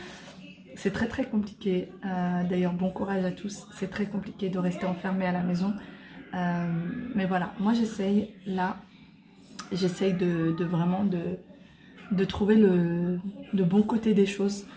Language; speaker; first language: French; native; French